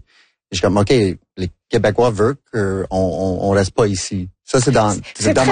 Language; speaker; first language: French; non-native, local second language; English